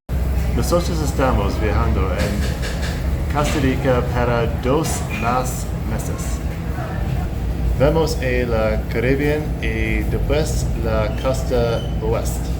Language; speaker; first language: Spanish; non-native, learner; English